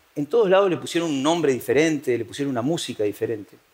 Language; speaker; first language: Spanish; native; Spanish